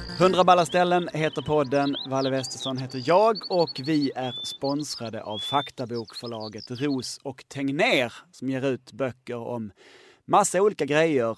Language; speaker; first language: Swedish; native; Swedish